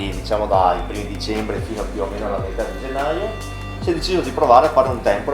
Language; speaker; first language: Italian; native; Italian